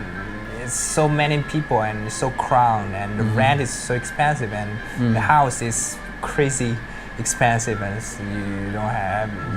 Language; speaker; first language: English; non-native, learner; Chinese